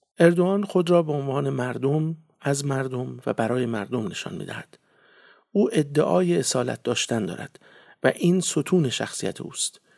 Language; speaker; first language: Persian; native; Persian